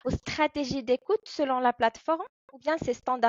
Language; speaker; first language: French; non-native, fluent; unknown